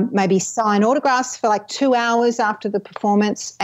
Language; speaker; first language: English; native; English